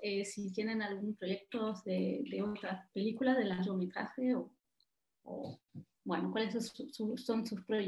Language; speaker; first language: Spanish; non-native, fluent; French